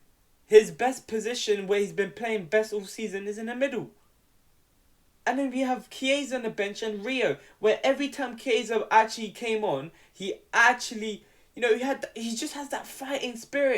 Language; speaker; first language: English; native; English